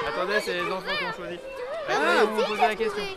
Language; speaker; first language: French; native; French